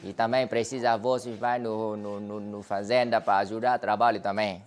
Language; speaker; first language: Portuguese; non-native, learner; Vietnamese